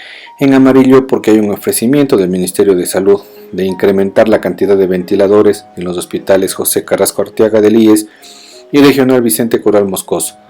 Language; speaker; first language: Spanish; native; Spanish